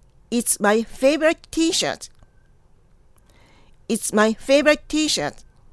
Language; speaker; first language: English; non-native, fluent; Japanese